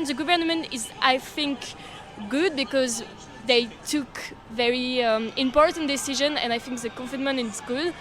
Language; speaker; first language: English; non-native, fluent; French